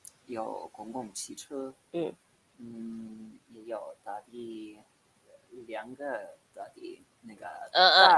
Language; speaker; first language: Chinese; non-native, learner; English